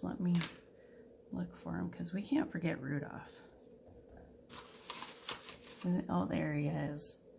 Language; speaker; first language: English; native; English